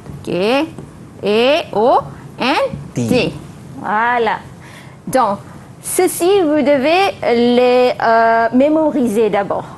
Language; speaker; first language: French; non-native, fluent; Malay